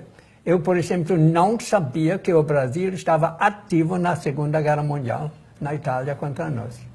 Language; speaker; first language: Portuguese; non-native, fluent; German